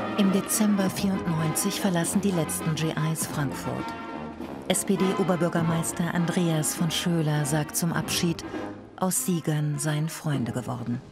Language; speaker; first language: German; native; German